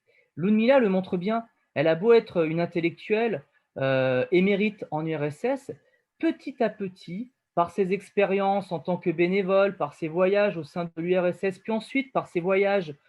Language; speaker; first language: French; native; French